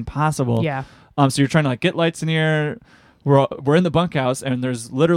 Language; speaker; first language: English; native; English